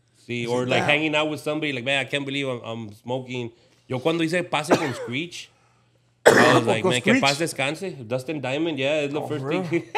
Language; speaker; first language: English; native; English